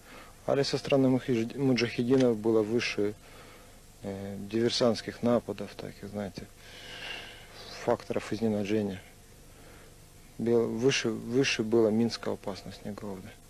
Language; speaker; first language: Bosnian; non-native, learner; Russian